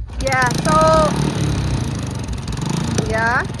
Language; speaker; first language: English; non-native, learner; Khmer